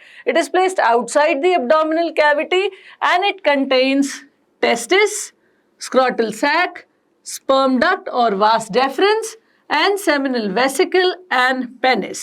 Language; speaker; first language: English; non-native, local second language; Hindi